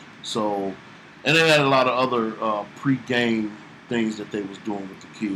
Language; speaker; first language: English; native; English